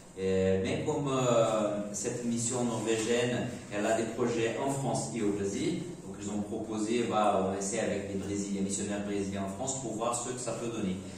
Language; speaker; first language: French; non-native, fluent; Portuguese